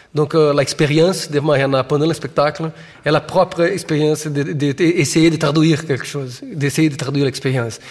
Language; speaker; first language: French; non-native, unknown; Portuguese